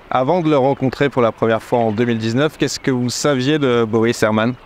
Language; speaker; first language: French; native; French